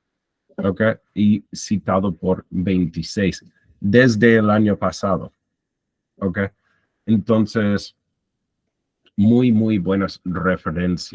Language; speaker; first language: Spanish; non-native, fluent; English